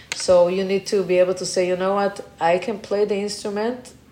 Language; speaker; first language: English; non-native, fluent; Hebrew